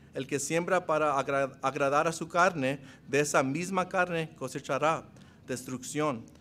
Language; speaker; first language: Spanish; non-native, fluent; English